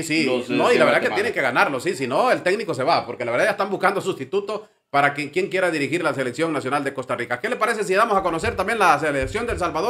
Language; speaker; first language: Spanish; native; Spanish